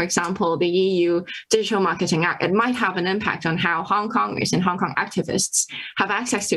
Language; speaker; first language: English; non-native, local second language; Cantonese